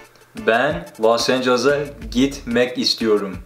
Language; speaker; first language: Turkish; early bilingual, heritage; Turkish